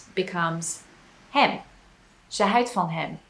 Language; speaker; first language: Dutch; non-native, learner; English